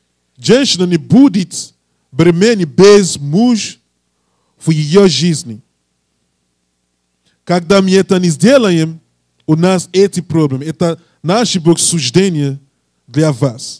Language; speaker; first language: Russian; non-native, learner; English